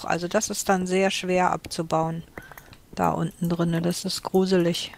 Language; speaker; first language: German; native; German